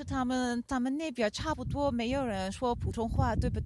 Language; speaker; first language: Chinese; non-native, fluent; Croatian